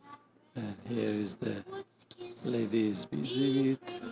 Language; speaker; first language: English; non-native, learner; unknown